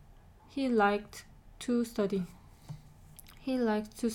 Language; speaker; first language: English; non-native, learner; Korean